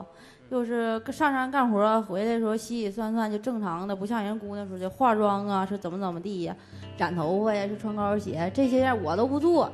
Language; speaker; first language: Chinese; native; Chinese